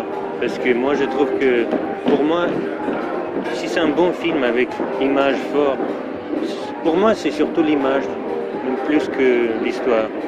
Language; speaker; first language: French; non-native, fluent; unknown